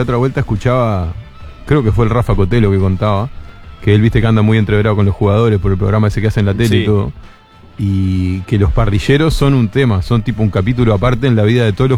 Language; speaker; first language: Spanish; native; Spanish